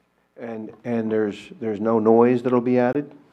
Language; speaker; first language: English; native; English